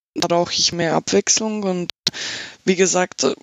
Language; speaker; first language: German; non-native, fluent; Slovak